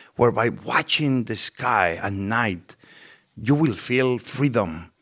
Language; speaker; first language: English; non-native, fluent; Spanish